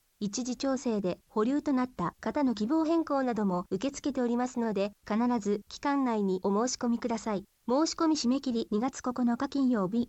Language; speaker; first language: Japanese; native; Japanese